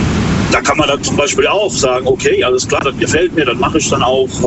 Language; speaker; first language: German; native; German